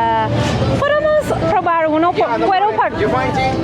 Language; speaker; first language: Spanish; non-native, learner; English